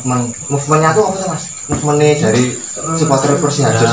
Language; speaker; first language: Indonesian; non-native, local second language; Javanese